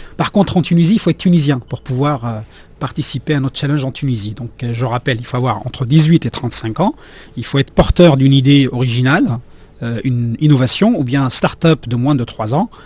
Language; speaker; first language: French; non-native, local second language; Arabic